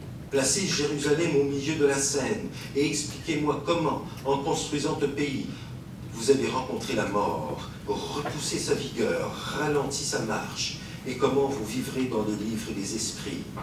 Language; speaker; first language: French; native; French